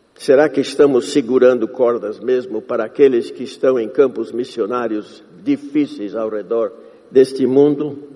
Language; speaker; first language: Portuguese; non-native, fluent; English